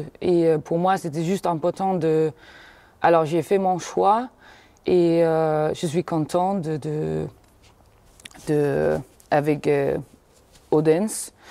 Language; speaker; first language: French; non-native, fluent; Danish